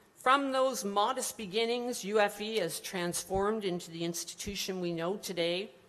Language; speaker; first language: English; native; English